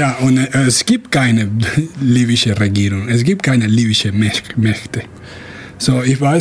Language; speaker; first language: German; non-native, fluent; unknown